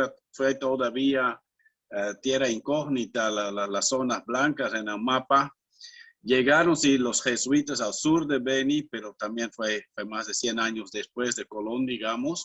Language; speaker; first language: Spanish; non-native, fluent; Dutch